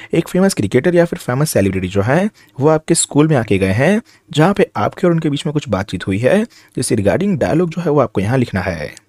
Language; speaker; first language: Hindi; non-native, local second language; Gujarati